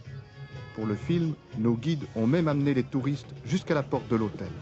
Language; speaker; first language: French; native; French